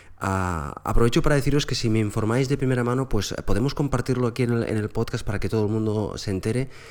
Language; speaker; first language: Spanish; native; Spanish